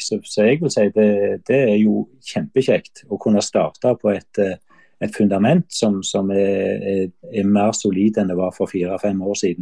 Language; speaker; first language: Norwegian; native; Norwegian